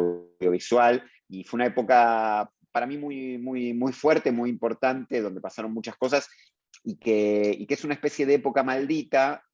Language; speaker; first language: Spanish; native; Spanish